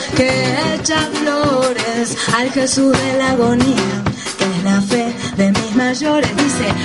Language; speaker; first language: Spanish; native; Spanish